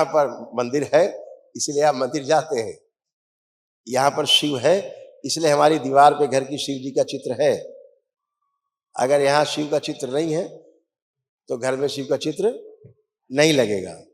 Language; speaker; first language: Hindi; native; Hindi